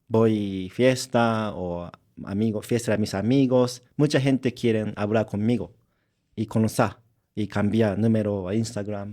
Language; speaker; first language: Spanish; non-native, learner; Japanese